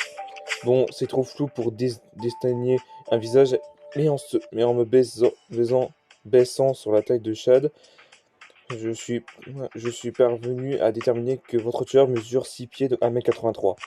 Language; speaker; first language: French; native; French